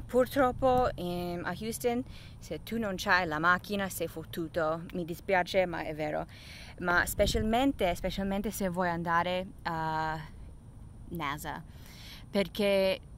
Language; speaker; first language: Italian; non-native, fluent; English